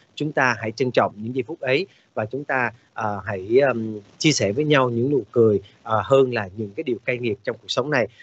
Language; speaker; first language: Vietnamese; native; Vietnamese